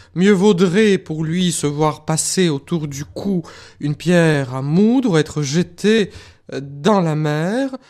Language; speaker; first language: French; non-native, fluent; Russian